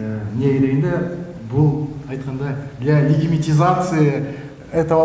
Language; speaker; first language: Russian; non-native, local second language; Kyrgyz